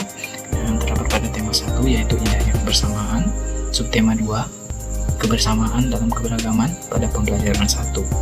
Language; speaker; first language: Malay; non-native, local second language; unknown